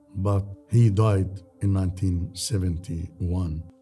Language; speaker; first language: English; non-native, fluent; Arabic